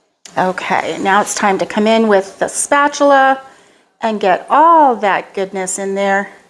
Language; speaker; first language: English; native; English